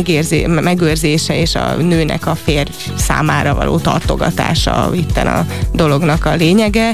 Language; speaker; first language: Hungarian; native; Hungarian